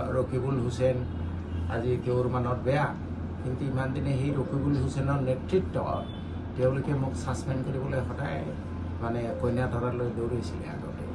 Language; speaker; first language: Assamese; non-native, local second language; Bangla